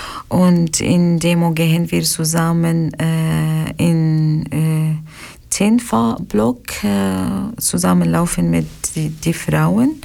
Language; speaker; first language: German; non-native, learner; Arabic